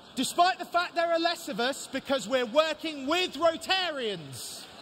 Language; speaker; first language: English; native; English